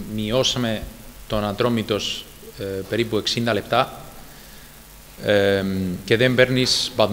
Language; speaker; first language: Greek; non-native, fluent; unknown